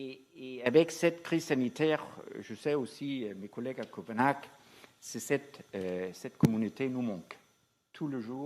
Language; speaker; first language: French; non-native, fluent; Danish